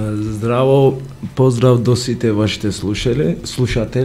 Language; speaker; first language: Macedonian; non-native, learner; Georgian